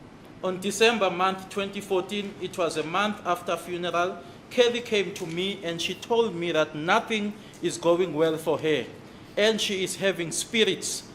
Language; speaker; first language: English; non-native, local second language; Zulu